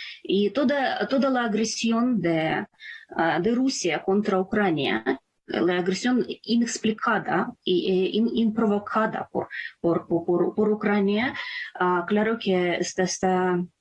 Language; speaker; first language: Spanish; non-native, fluent; Ukrainian